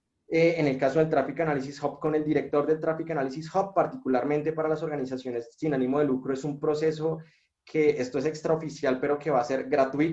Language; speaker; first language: Spanish; native; Spanish